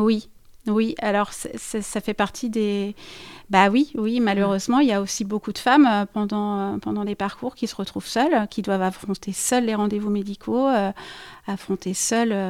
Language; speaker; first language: French; native; French